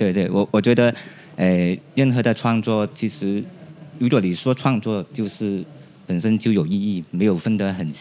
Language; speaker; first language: Chinese; non-native, local second language; Cantonese